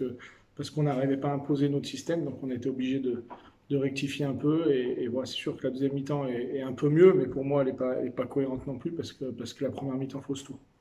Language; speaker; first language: French; native; French